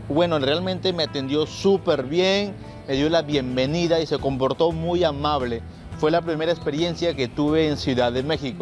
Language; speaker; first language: Spanish; native; Spanish